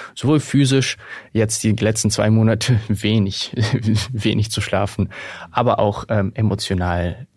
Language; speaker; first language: German; non-native, fluent; Ukrainian